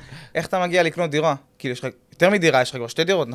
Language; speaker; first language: Hebrew; native; Hebrew